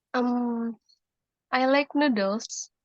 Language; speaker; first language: English; non-native, learner; Indonesian